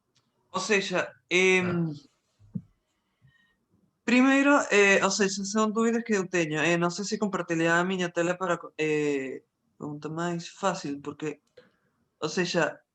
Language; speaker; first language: Portuguese; non-native, fluent; Spanish